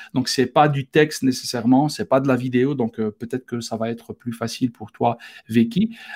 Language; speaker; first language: French; non-native, local second language; Arabic